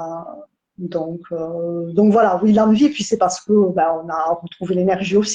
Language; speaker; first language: French; native; French